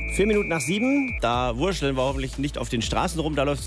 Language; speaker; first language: German; native; German